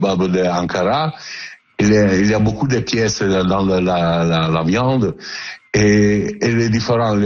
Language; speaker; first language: French; non-native, learner; Italian